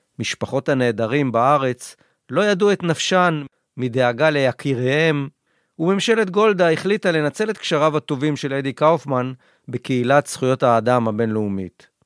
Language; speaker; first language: Hebrew; native; Hebrew